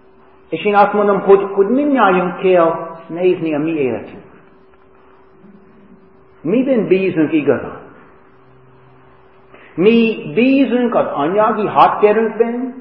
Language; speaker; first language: Hungarian; non-native, fluent; English